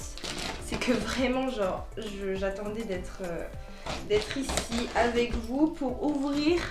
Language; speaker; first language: French; native; French